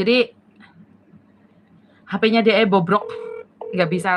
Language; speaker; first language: Indonesian; native; Indonesian